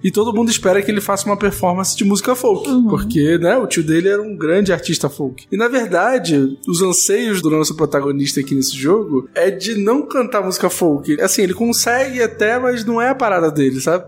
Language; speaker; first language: Portuguese; native; Portuguese